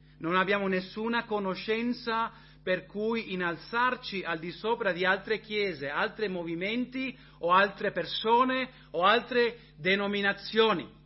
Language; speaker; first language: Italian; non-native, fluent; English